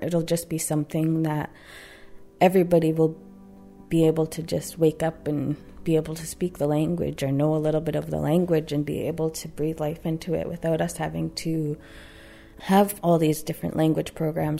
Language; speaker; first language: English; native; English